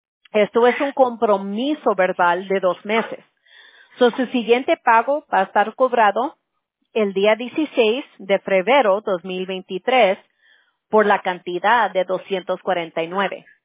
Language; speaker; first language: Spanish; early bilingual, other home language; English